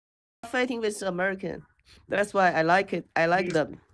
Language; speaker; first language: English; non-native, learner; Chinese